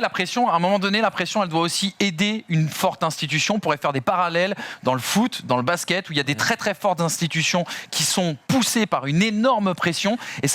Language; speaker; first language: French; native; French